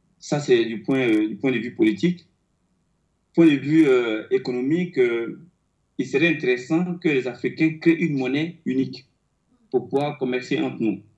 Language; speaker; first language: French; non-native, local second language; Akan